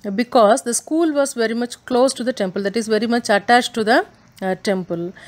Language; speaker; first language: English; non-native, local second language; Tamil